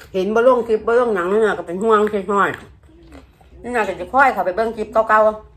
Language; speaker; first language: Thai; native; Thai